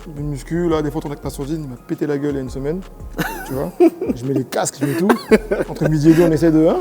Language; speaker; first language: French; native; French